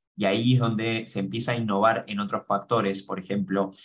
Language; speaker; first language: Spanish; native; Spanish